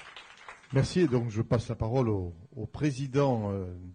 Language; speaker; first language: French; native; French